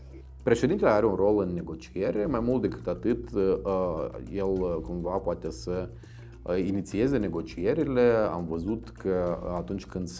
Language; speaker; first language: Romanian; native; Romanian